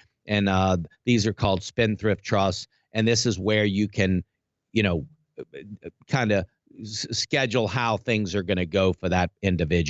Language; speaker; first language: English; native; English